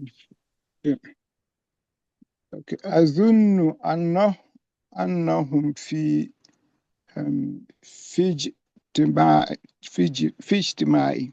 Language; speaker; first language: Arabic; non-native, learner; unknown